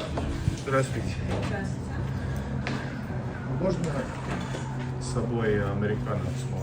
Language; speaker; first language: Russian; non-native, learner; Finnish